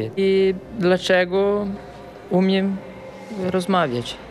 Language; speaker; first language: Polish; early bilingual, heritage; Portuguese